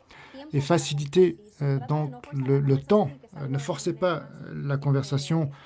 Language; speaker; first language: French; native; French